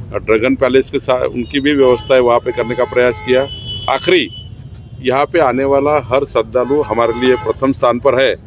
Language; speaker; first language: Hindi; non-native, local second language; Marathi